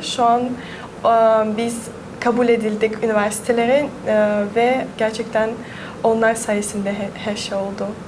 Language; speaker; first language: Turkish; non-native, fluent; Russian